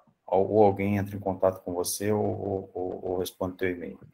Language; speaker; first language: Portuguese; native; Portuguese